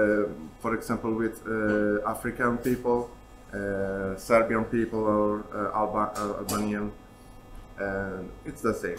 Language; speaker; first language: English; non-native, learner; Italian